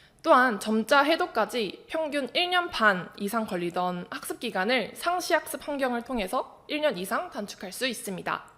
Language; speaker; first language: Korean; native; Korean